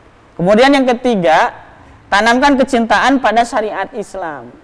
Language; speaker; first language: Indonesian; native; Indonesian